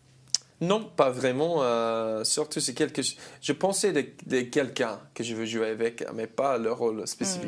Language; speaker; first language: French; non-native, learner; English